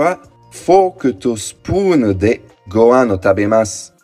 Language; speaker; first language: Japanese; non-native, learner; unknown